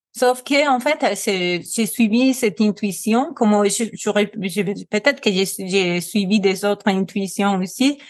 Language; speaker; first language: French; non-native, fluent; Spanish